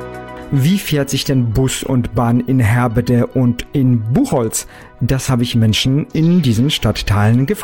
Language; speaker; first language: German; native; German